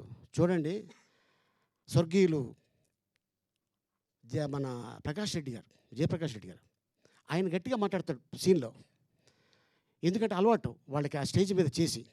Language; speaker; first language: Telugu; native; Telugu